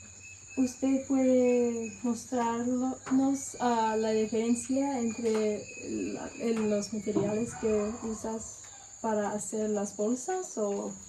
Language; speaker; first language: Spanish; non-native, learner; English